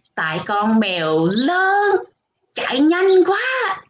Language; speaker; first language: Vietnamese; early bilingual, heritage; Vietnamese